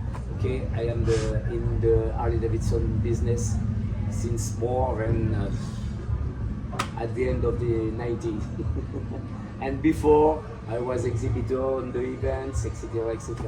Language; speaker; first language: English; non-native, learner; French